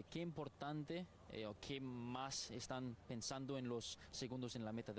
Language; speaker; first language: Spanish; non-native, learner; Portuguese